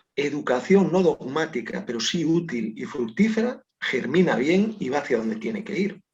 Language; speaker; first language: Spanish; non-native, local second language; Galician